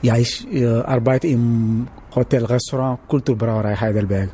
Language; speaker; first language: German; non-native, learner; Wolof